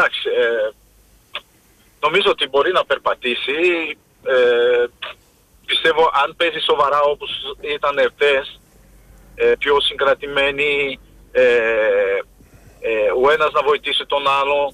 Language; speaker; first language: Greek; non-native, fluent; Portuguese